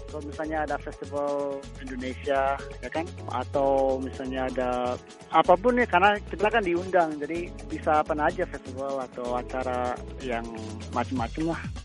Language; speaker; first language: Indonesian; early bilingual, heritage; Indonesian